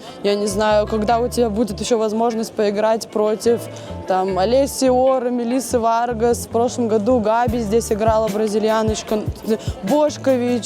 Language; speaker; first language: Russian; native; Russian